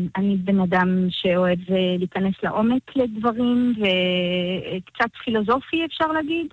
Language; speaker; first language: Hebrew; non-native, fluent; French